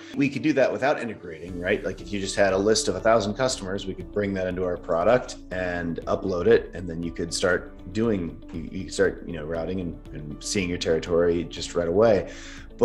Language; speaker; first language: English; native; English